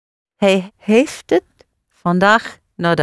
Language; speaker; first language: Dutch; non-native, learner; English